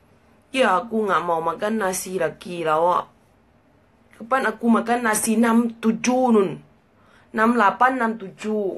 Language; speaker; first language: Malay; non-native, learner; Thai